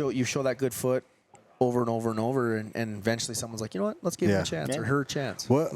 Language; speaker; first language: English; native; English